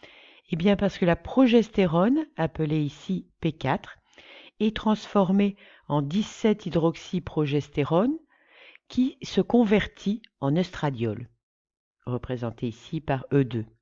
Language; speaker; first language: French; native; French